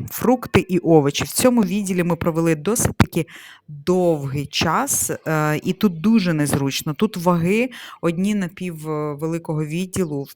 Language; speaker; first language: Ukrainian; non-native, local second language; Russian